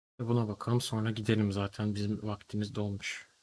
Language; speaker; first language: Turkish; native; Turkish